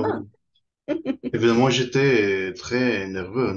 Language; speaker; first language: French; non-native, fluent; Spanish